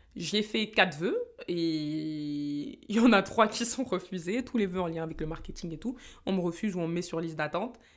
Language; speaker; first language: French; native; French